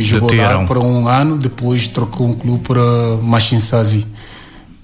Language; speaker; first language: Portuguese; non-native, learner; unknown